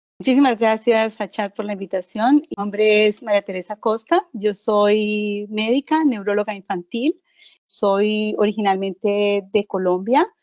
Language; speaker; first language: Spanish; native; Spanish